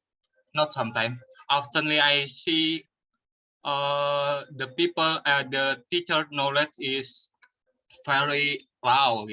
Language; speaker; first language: English; non-native, learner; Indonesian